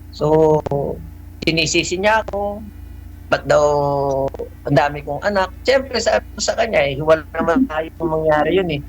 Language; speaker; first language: Filipino; native; Filipino